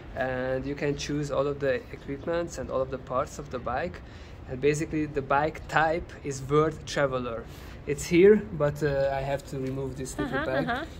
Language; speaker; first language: English; non-native, fluent; Hungarian